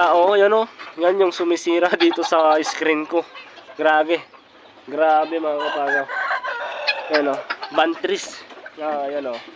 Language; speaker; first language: Filipino; native; Filipino